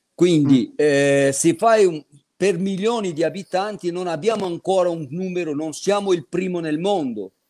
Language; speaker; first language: Italian; non-native, fluent; Portuguese